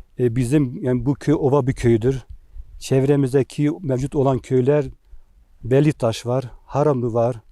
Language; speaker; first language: Turkish; native; Turkish